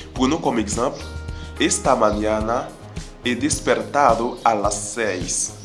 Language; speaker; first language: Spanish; non-native, fluent; Haitian Creole